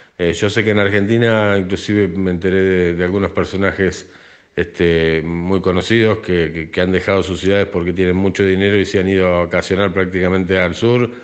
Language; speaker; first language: Spanish; native; Spanish